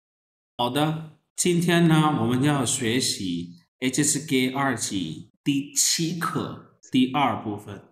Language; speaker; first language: Chinese; non-native, fluent; Urdu